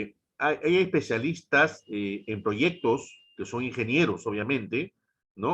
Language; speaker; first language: Spanish; native; Spanish